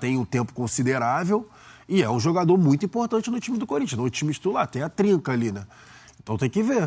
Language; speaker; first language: Portuguese; native; Portuguese